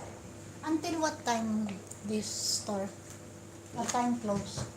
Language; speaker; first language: English; non-native, local second language; Filipino